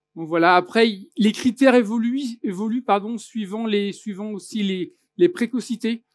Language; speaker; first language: French; native; French